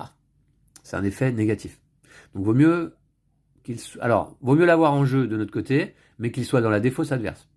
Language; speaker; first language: French; native; French